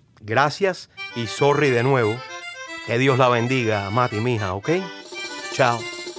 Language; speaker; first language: Spanish; native; Spanish